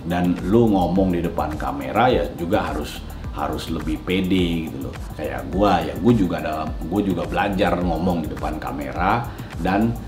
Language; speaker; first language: Indonesian; native; Indonesian